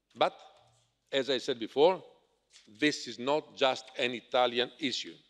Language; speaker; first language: English; non-native, fluent; Greek